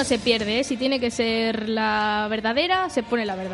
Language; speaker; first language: Spanish; native; Spanish